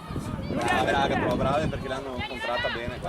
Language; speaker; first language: Italian; native; Italian